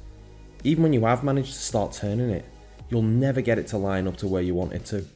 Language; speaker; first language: English; native; English